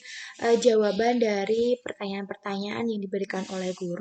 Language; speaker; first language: Indonesian; native; Indonesian